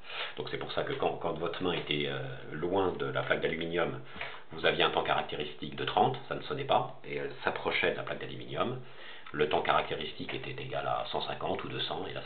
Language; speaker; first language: French; native; French